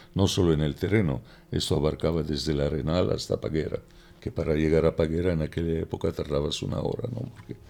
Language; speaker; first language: Spanish; non-native, fluent; Arabic